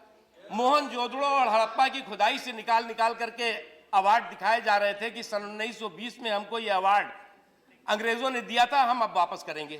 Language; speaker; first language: Hindi; native; Hindi